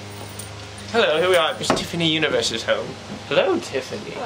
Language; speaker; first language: English; native; English